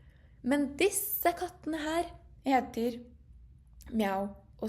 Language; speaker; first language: Norwegian; non-native, fluent; Portuguese